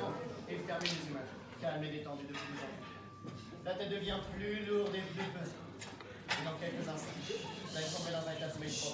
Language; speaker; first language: French; native; French